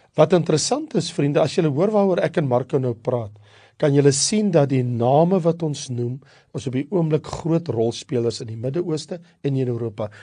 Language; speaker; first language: Afrikaans; native; Afrikaans